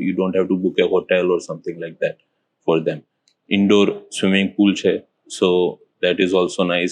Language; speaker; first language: English; non-native, local second language; Gujarati